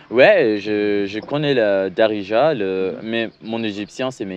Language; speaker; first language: French; non-native, learner; English